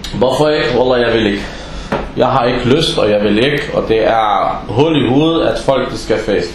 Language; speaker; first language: Danish; non-native, fluent; Arabic